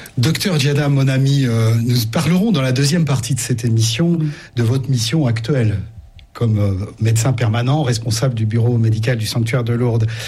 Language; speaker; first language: French; native; French